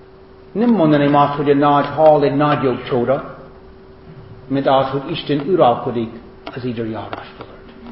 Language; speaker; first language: Hungarian; non-native, fluent; English